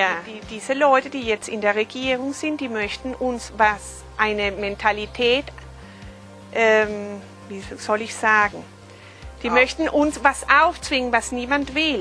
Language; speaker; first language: German; early bilingual, heritage; German